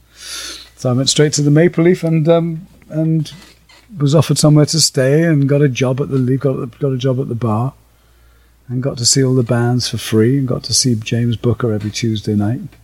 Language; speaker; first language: English; native; English